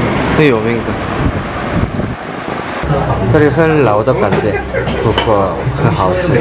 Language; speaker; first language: Chinese; non-native, learner; Korean